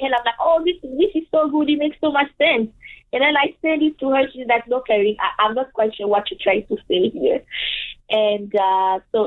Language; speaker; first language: English; non-native, fluent; French